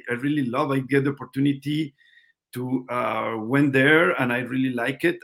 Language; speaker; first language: English; non-native, learner; Spanish